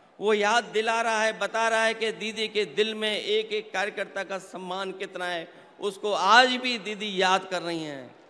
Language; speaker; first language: Hindi; native; Hindi